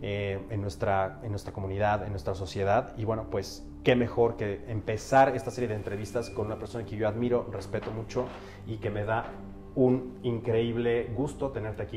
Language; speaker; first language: Spanish; native; Spanish